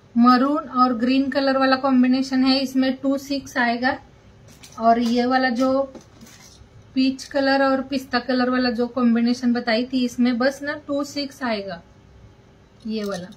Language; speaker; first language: Hindi; non-native, local second language; Marathi